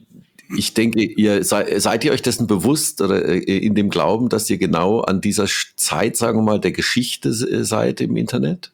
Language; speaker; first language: German; native; German